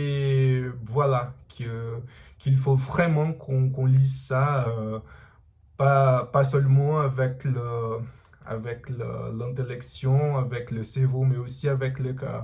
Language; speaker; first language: French; non-native, learner; Portuguese